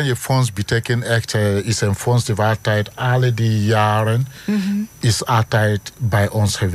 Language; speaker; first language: Dutch; non-native, fluent; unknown